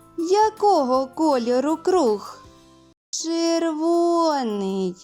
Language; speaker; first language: Ukrainian; native; Ukrainian